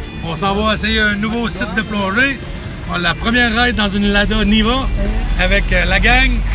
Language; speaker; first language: French; native; French